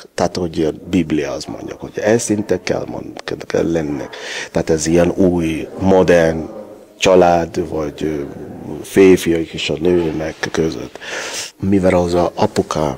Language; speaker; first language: Hungarian; non-native, learner; Yoruba